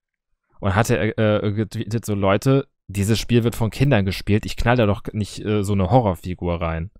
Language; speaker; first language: German; native; German